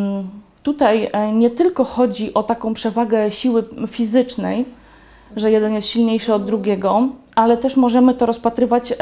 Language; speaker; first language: Polish; native; Polish